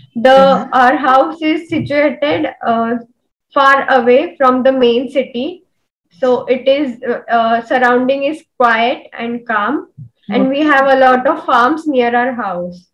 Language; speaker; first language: English; non-native, local second language; Marathi